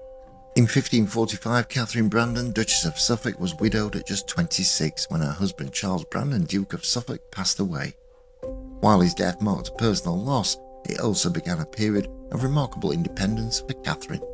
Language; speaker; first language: English; native; English